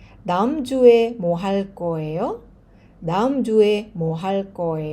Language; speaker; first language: Korean; non-native, fluent; Indonesian